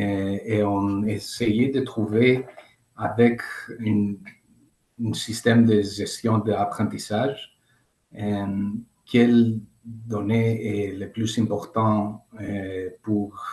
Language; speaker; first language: French; non-native, learner; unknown